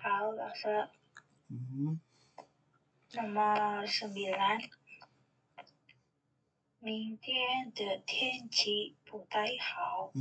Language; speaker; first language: Chinese; non-native, learner; Indonesian